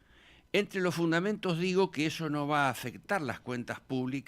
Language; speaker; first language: Spanish; native; Spanish